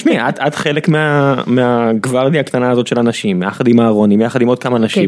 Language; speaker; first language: Hebrew; native; Hebrew